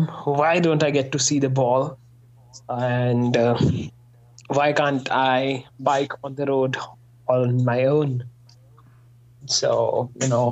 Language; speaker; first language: English; non-native, local second language; Hindi